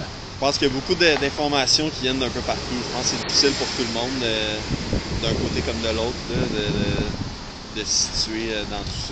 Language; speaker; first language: French; native; French